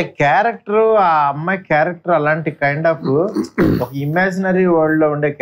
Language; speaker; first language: Telugu; native; Telugu